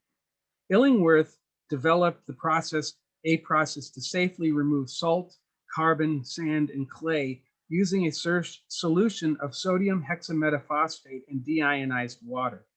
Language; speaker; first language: English; native; English